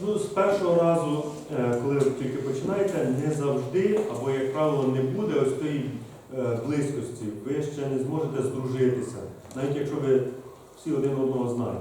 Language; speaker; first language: Ukrainian; native; Ukrainian